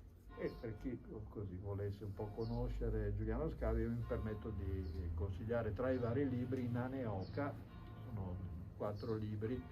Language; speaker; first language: Italian; native; Italian